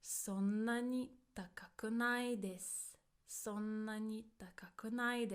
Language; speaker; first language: Japanese; non-native, fluent; English